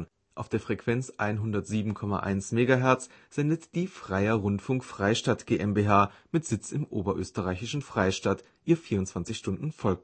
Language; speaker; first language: German; native; German